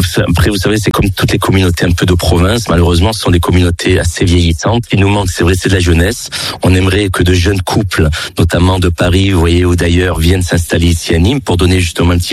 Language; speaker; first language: French; native; French